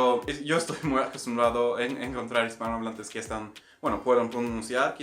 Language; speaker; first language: Spanish; non-native, fluent; Swedish